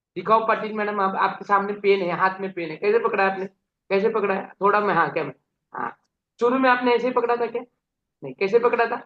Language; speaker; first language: Hindi; non-native, local second language; Marathi